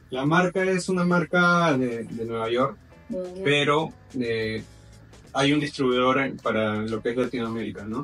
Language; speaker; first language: Spanish; native; Spanish